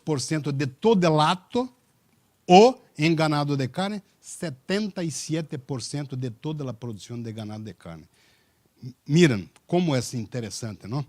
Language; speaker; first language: Spanish; non-native, learner; Portuguese